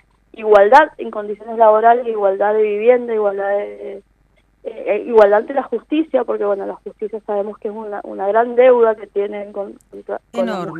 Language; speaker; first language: Spanish; native; Spanish